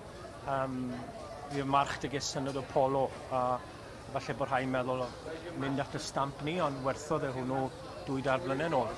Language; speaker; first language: Welsh; native; Welsh